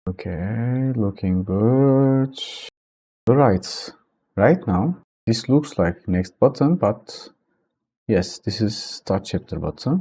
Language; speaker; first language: English; non-native, fluent; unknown